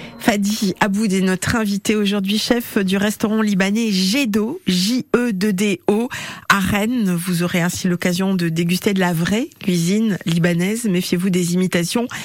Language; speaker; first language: French; native; French